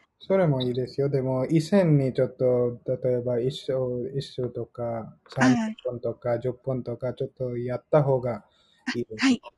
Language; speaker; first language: Japanese; non-native, learner; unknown